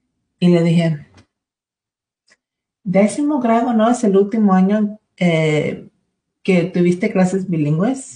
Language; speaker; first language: Spanish; early bilingual, other home language; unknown